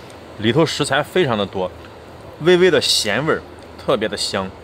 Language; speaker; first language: Chinese; native; Chinese